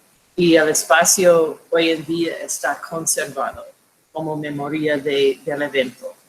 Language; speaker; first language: Spanish; non-native, fluent; English